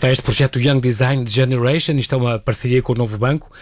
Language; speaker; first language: Portuguese; native; Portuguese